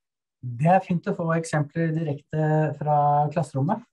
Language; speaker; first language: Norwegian; native; Norwegian